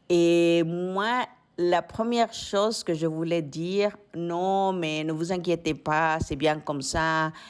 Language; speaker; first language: French; non-native, fluent; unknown